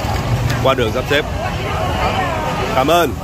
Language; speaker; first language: Vietnamese; native; Vietnamese